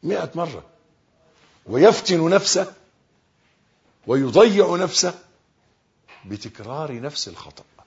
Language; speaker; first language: Arabic; native; Arabic